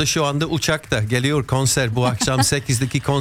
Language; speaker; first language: Turkish; non-native, fluent; English